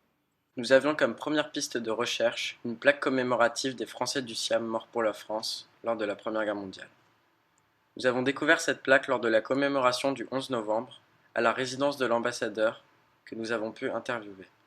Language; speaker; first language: French; native; French